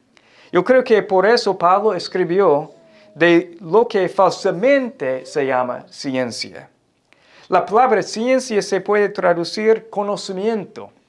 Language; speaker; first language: Spanish; non-native, fluent; English